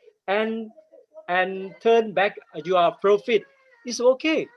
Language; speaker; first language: English; non-native, learner; Thai